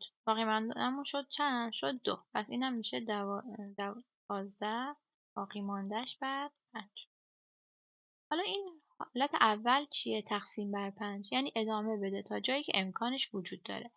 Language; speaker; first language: Persian; native; Persian